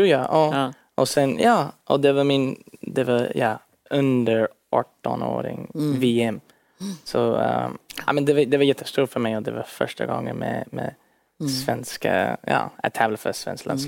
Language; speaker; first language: Swedish; early bilingual, heritage; English